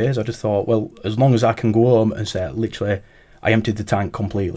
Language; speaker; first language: English; native; English